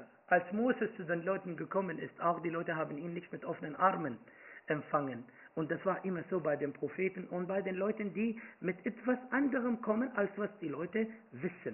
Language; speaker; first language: German; non-native, fluent; Arabic